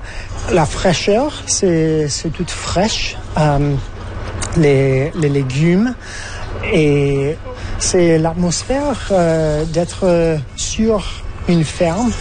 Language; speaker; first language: French; non-native, fluent; English